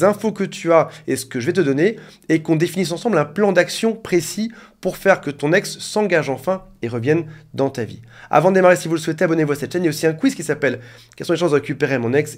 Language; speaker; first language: French; native; French